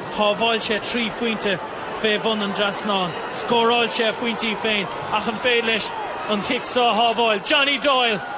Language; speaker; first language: Irish; native; Irish